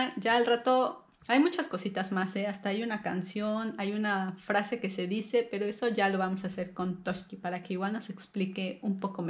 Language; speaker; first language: Spanish; native; Spanish